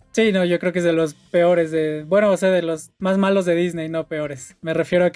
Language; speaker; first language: Spanish; native; Spanish